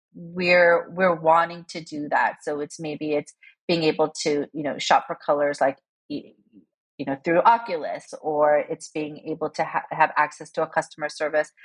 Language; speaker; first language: English; early bilingual, other home language; Korean